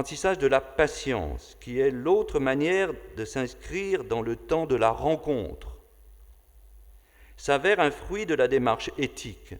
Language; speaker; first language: French; native; French